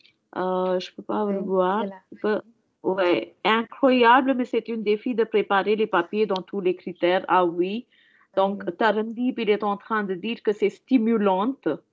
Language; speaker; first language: French; non-native, fluent; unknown